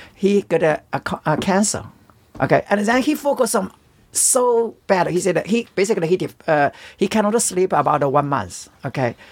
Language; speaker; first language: English; non-native, learner; Chinese